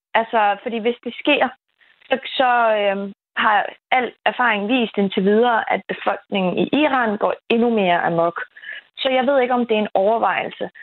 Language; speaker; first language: Danish; early bilingual, other home language; Kurdish